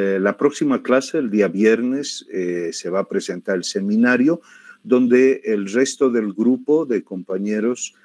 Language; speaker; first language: Spanish; native; Spanish